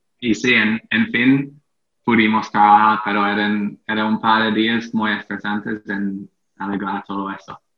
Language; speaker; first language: Spanish; non-native, fluent; English